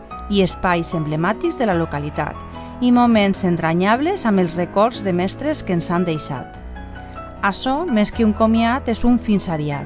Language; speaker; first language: Catalan; native; Catalan